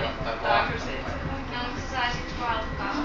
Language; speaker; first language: Finnish; native; Finnish